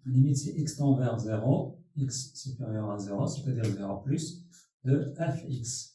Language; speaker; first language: French; non-native, local second language; Arabic